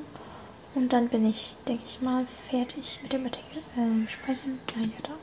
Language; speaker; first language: German; early bilingual, other home language; Vietnamese